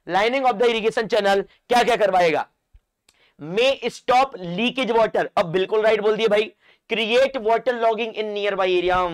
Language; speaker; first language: Hindi; non-native, local second language; Marathi